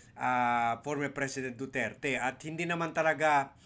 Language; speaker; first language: Filipino; non-native, local second language; Chavacano